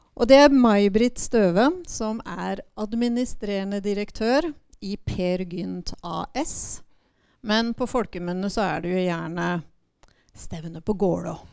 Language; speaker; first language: Norwegian; native; Norwegian